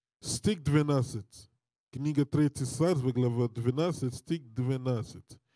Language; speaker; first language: Russian; non-native, learner; English